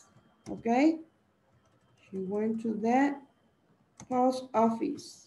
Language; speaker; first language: English; non-native, learner; Spanish